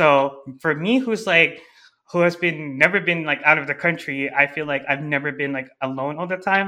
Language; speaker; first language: English; non-native, local second language; Filipino